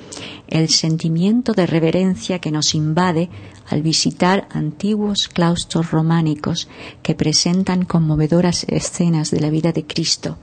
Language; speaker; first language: Spanish; native; Spanish